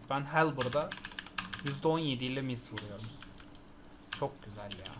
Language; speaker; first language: Turkish; native; Turkish